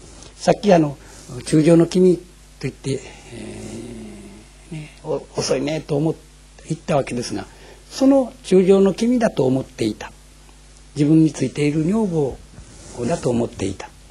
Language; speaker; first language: Japanese; native; Japanese